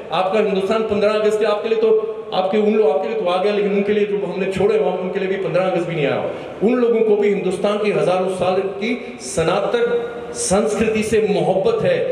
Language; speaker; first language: Urdu; non-native, local second language; Kashmiri